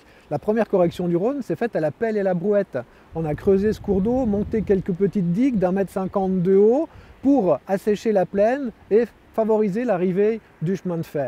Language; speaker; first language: French; native; French